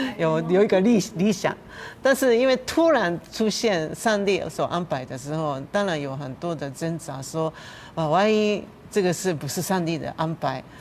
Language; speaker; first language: Chinese; non-native, fluent; Japanese